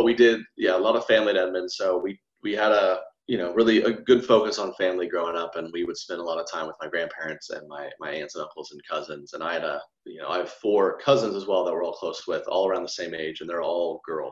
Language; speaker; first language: English; native; English